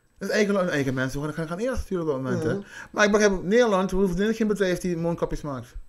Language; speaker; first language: Dutch; early bilingual, other home language; Papiamento